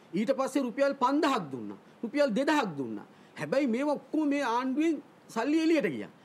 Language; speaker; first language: Sinhala; native; Sinhala